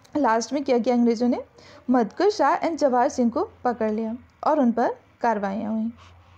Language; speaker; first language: Hindi; native; Hindi